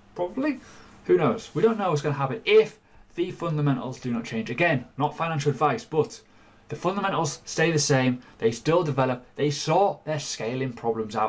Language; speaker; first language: English; native; English